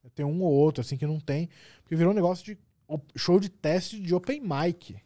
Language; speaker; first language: Portuguese; native; Portuguese